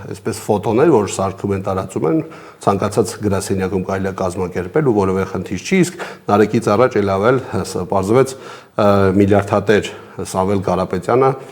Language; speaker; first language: Armenian; native; Armenian